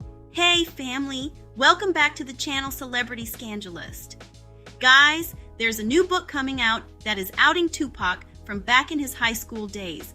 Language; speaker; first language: English; native; English